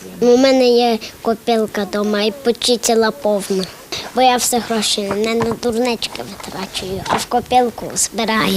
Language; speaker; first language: Ukrainian; native; Ukrainian